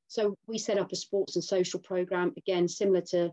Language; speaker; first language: English; native; English